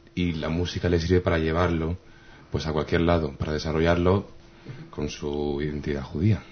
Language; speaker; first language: Spanish; native; Spanish